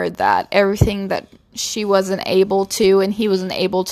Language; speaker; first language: English; non-native, fluent; Portuguese